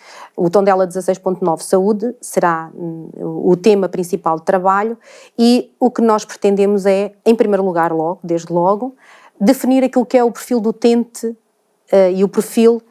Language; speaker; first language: Portuguese; native; Portuguese